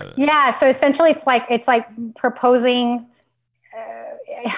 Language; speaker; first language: English; native; English